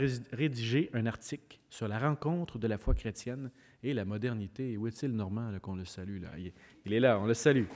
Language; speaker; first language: French; native; French